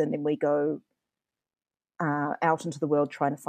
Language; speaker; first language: English; native; English